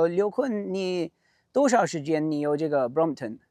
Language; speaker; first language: Chinese; non-native, learner; English